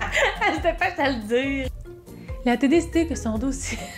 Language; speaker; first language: French; native; French